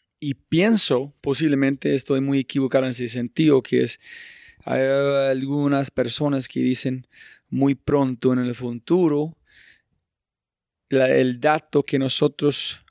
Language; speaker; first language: Spanish; non-native, fluent; English